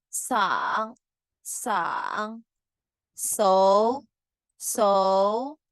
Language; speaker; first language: Chinese; non-native, fluent; Indonesian